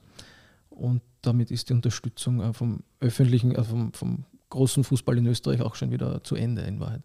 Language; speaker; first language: German; native; German